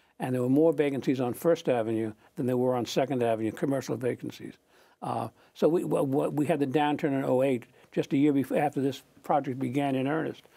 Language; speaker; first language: English; native; English